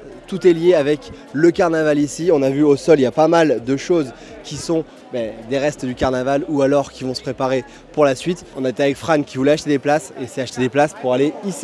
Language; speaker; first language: French; native; French